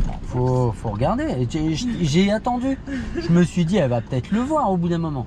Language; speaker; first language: French; native; French